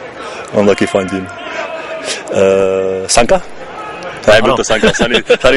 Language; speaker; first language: Czech; native; Czech